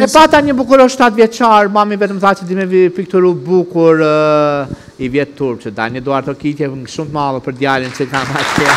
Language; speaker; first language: Albanian; native; Albanian